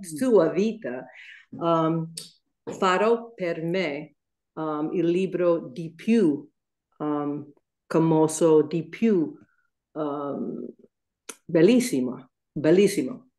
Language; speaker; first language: Italian; non-native, learner; English